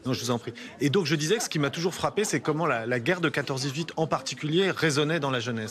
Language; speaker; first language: French; native; French